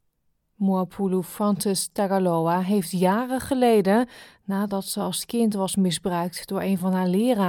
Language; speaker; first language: Dutch; native; Dutch